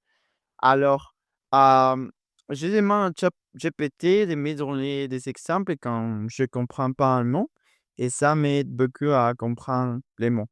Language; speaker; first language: French; non-native, fluent; Spanish